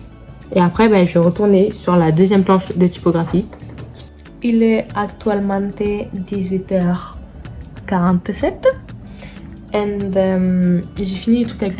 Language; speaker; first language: French; native; French